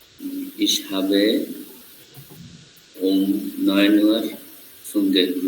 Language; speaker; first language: German; non-native, learner; Bangla